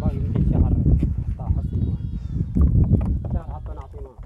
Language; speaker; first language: Arabic; non-native, learner; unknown